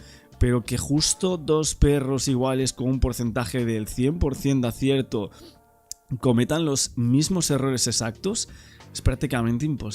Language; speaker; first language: Spanish; native; Spanish